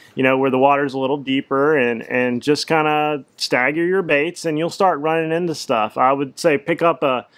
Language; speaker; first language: English; native; English